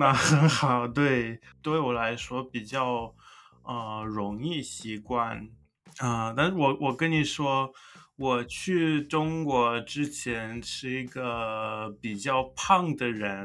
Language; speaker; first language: Chinese; non-native, learner; English